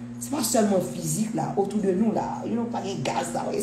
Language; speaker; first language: French; non-native, local second language; Haitian Creole